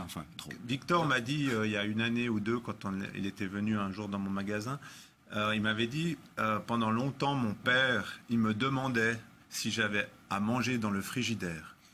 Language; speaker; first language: French; native; French